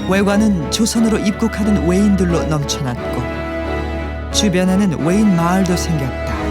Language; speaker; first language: Korean; native; Korean